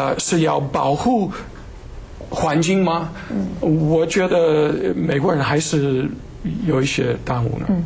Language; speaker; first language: Chinese; non-native, fluent; English